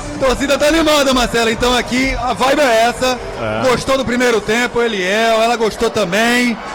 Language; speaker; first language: Portuguese; native; Portuguese